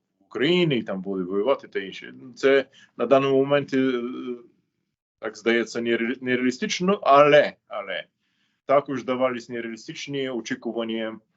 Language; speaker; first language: Ukrainian; non-native, fluent; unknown